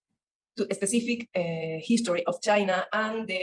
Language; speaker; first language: English; non-native, learner; Spanish